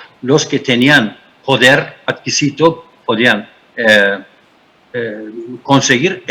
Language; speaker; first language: Spanish; non-native, fluent; Turkish